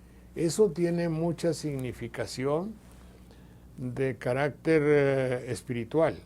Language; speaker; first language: Spanish; native; Spanish